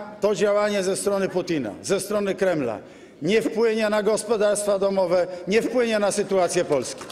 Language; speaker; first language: Polish; native; Polish